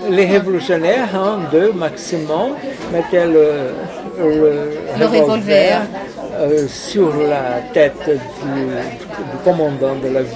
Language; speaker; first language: French; non-native, fluent; Portuguese